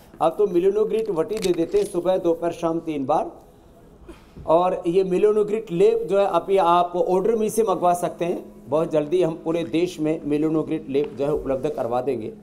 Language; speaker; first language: Hindi; native; Hindi